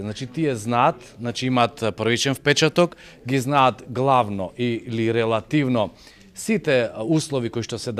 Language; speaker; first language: Macedonian; native; Macedonian